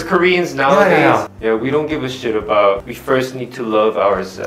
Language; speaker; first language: English; non-native, fluent; Korean